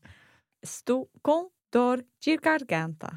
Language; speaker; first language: Portuguese; non-native, learner; English